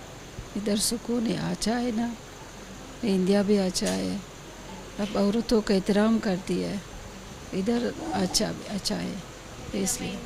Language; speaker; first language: Hindi; non-native, learner; Persian